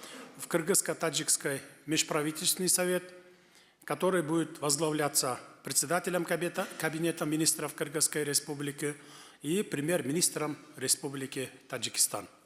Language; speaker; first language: Russian; non-native, local second language; Kyrgyz